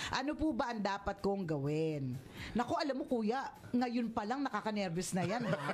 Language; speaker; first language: Filipino; native; Filipino